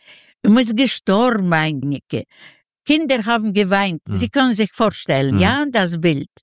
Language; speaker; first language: German; non-native, learner; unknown